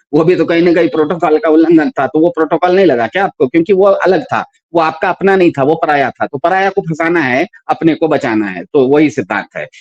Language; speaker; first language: Hindi; non-native, local second language; Kannada